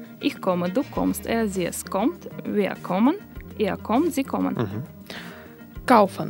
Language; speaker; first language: German; non-native, learner; Russian